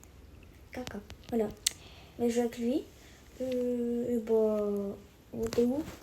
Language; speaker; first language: French; native; French